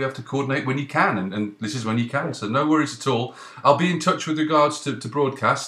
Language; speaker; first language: English; native; English